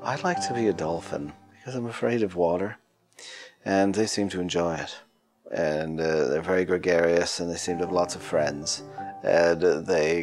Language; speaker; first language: English; native; English